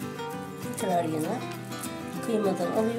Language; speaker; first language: Turkish; native; Turkish